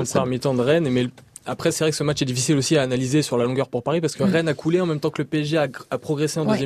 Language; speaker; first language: French; native; French